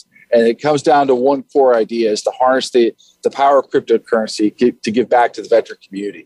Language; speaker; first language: English; native; English